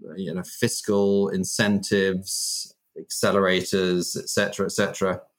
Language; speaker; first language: English; native; English